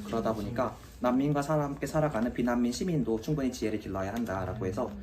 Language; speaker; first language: Korean; native; Korean